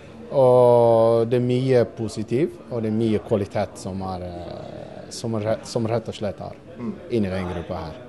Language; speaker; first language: Norwegian; non-native, fluent; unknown